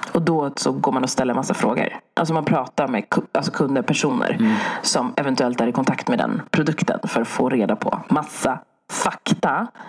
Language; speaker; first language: Swedish; early bilingual, other home language; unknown